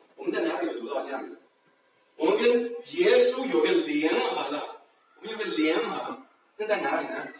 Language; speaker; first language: Chinese; early bilingual, heritage; Chinese